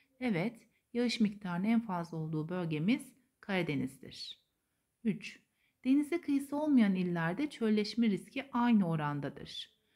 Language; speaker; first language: Turkish; native; Turkish